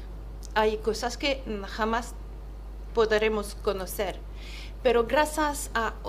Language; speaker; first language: Spanish; non-native, fluent; French